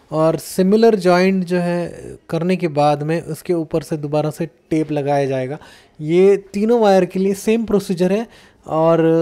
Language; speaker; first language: Hindi; native; Hindi